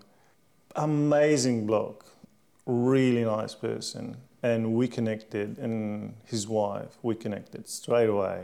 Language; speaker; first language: English; non-native, fluent; Slovenian